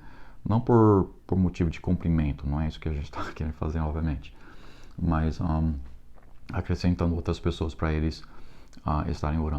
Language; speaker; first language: Portuguese; non-native, fluent; English